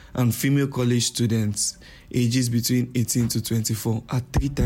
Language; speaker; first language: English; non-native, local second language; Yoruba